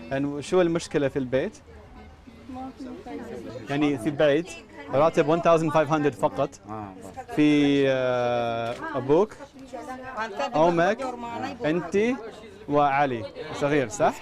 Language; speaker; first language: Arabic; non-native, learner; English